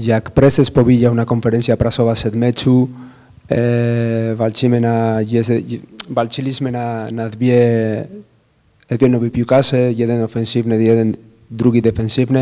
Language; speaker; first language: Polish; non-native, learner; Spanish